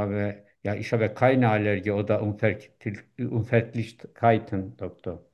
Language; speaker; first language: German; non-native, learner; Turkish